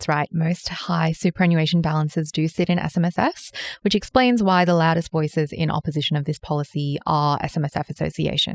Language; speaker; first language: English; native; English